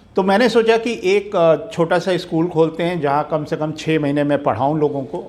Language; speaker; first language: Hindi; native; Hindi